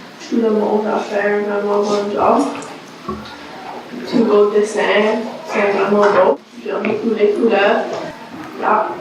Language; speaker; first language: French; non-native, local second language; English